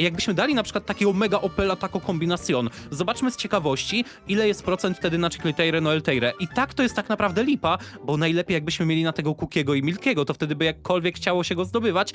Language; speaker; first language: Polish; native; Polish